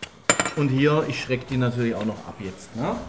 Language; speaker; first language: German; native; German